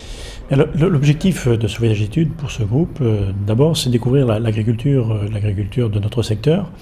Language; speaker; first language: French; native; French